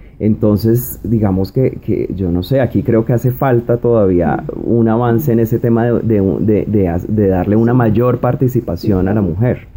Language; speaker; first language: Spanish; native; Spanish